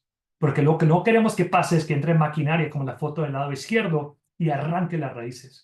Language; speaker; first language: Spanish; non-native, fluent; English